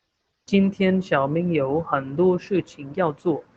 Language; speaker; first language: Chinese; non-native, fluent; Hindi